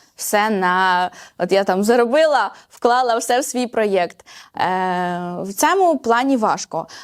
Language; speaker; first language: Ukrainian; native; Ukrainian